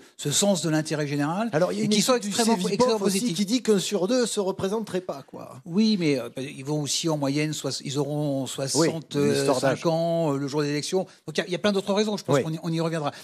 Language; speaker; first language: French; native; French